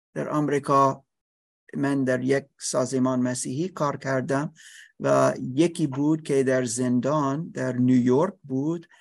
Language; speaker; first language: Persian; non-native, learner; English